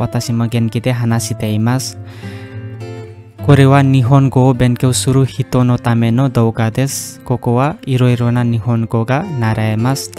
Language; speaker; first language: Japanese; non-native, fluent; Indonesian